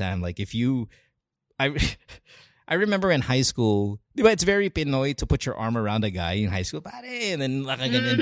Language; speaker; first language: English; non-native, local second language; Filipino